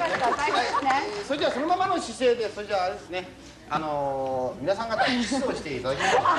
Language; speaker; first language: Japanese; native; Japanese